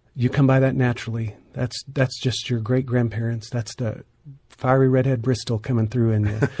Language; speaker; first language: English; native; English